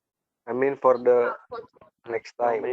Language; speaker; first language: English; non-native, learner; Indonesian